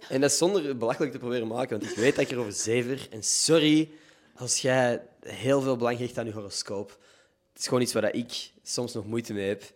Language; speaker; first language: Dutch; native; Dutch